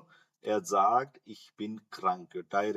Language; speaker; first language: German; non-native, fluent; Nepali